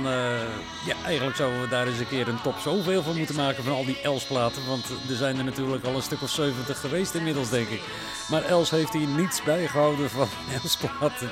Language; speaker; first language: Dutch; native; Dutch